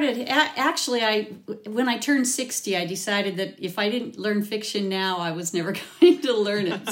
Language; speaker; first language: English; native; English